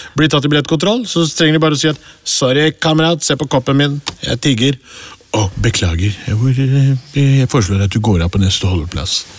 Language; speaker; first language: Norwegian; early bilingual, other home language; Urdu